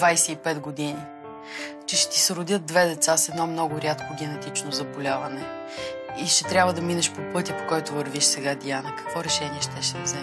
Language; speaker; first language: Bulgarian; native; Bulgarian